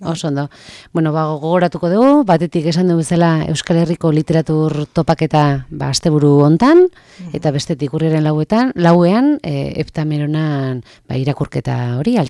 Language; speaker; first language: Basque; native; Basque